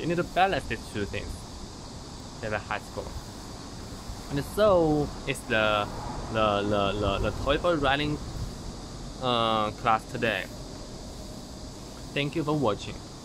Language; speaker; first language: English; non-native, fluent; Chinese